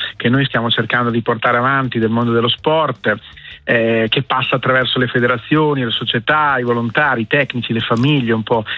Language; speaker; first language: Italian; native; Italian